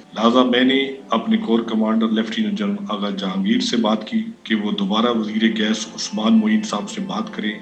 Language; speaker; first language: Urdu; non-native, local second language; Punjabi